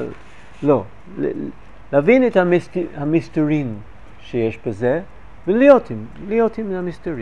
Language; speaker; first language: Hebrew; non-native, fluent; English